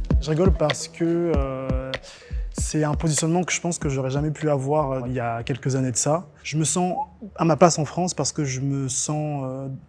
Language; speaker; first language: French; early bilingual, other home language; English